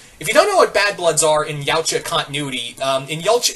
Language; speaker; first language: English; native; English